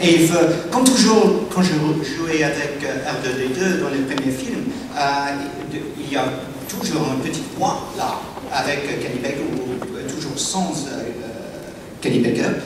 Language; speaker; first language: French; non-native, learner; English